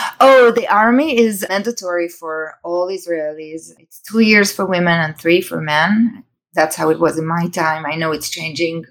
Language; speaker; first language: English; non-native, fluent; Hebrew